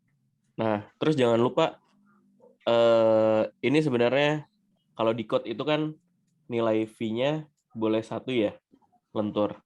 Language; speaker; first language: Indonesian; native; Indonesian